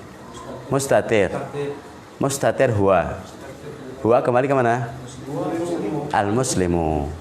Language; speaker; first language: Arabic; non-native, fluent; Indonesian